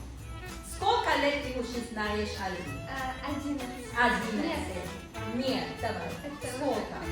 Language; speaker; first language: Russian; non-native, local second language; Tajik